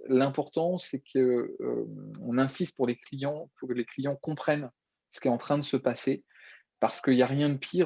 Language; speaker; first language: French; native; French